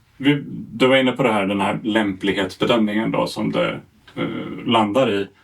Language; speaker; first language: Swedish; native; Swedish